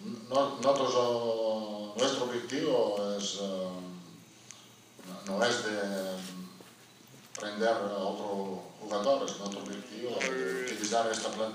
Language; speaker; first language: Spanish; non-native, fluent; Italian